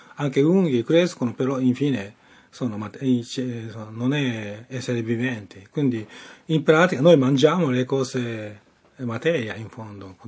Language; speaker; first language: Italian; non-native, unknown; Japanese